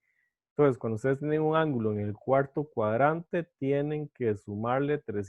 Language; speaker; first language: Spanish; native; Spanish